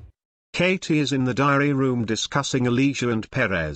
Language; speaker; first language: English; native; English